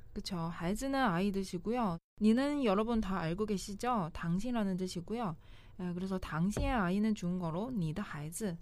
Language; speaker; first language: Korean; non-native, fluent; Chinese